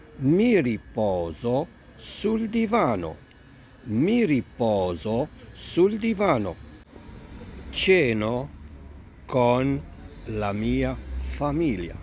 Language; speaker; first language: Italian; non-native, fluent; Arabic